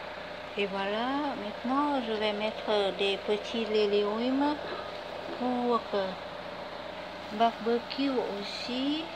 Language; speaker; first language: French; non-native, fluent; Vietnamese